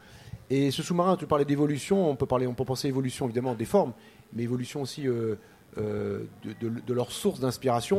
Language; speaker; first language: French; native; French